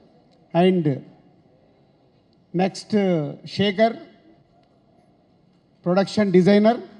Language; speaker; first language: Telugu; native; Telugu